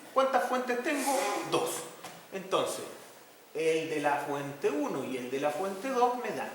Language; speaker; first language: Spanish; native; Spanish